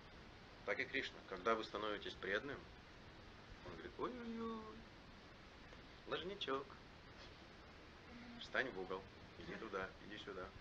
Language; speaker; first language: Russian; native; Russian